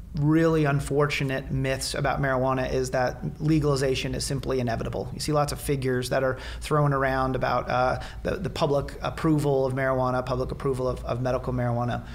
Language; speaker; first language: English; native; English